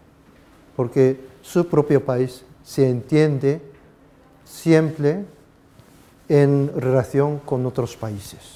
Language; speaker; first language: Spanish; non-native, fluent; Japanese